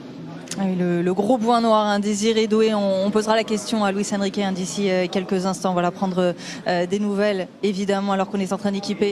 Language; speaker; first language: French; native; French